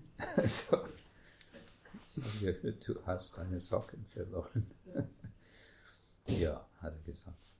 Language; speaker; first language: German; non-native, fluent; English